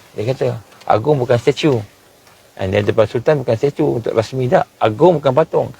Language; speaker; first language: Malay; native; Malay